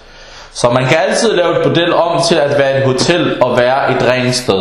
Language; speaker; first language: Danish; early bilingual, other home language; Arabic